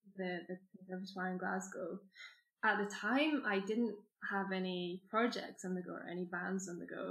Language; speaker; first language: English; native; English